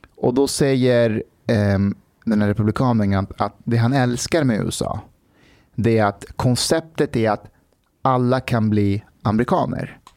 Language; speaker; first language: Swedish; early bilingual, other home language; Persian